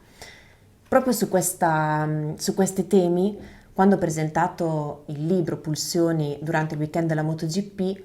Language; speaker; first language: Italian; native; Italian